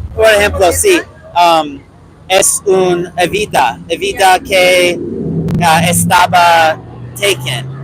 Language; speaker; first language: Spanish; non-native, learner; English